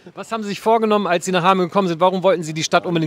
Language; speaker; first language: German; native; German